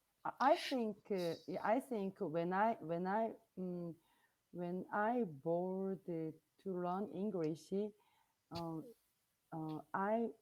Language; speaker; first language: English; non-native, learner; Korean